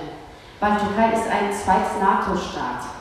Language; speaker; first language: German; early bilingual, other home language; Kurdish